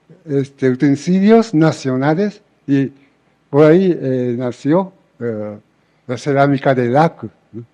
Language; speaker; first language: Spanish; non-native, fluent; Japanese